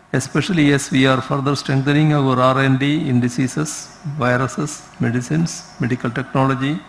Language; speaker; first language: English; non-native, local second language; Malayalam